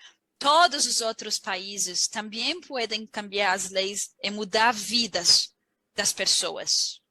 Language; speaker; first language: Portuguese; non-native, learner; Arabic